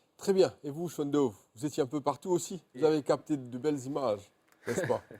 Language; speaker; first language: French; non-native, local second language; Morisyen